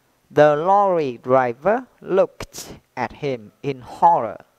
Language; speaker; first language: English; non-native, fluent; Vietnamese